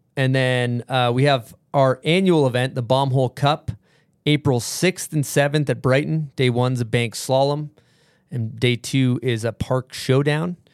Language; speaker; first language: English; native; English